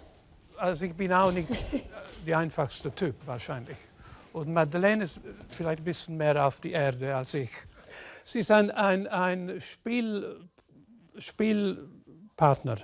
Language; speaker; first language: German; non-native, fluent; English